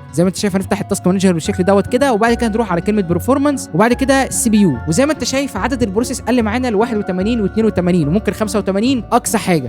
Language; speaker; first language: Arabic; native; Arabic